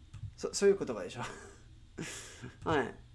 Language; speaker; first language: Japanese; non-native, learner; Spanish